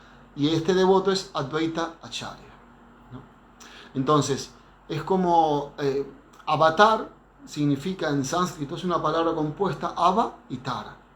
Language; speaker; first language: Spanish; native; Spanish